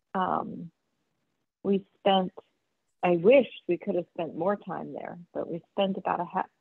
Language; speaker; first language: English; native; English